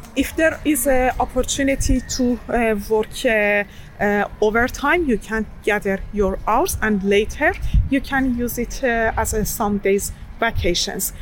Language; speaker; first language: English; non-native, learner; Persian